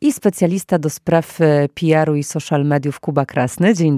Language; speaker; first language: Polish; native; Polish